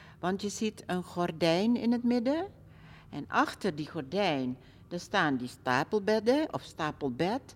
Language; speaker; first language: Dutch; early bilingual, other home language; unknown